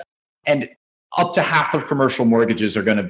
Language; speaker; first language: English; native; English